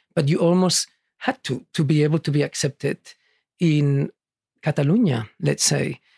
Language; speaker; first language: English; early bilingual, other home language; Catalan